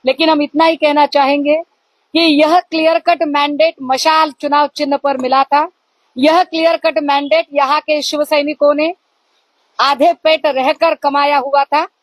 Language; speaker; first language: Hindi; non-native, local second language; Marathi